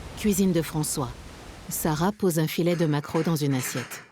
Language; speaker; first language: French; native; French